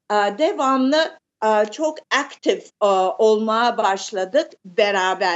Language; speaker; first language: Turkish; early bilingual, heritage; Turkish